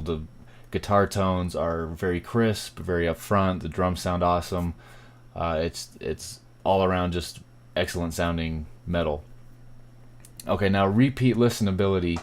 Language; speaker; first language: English; native; English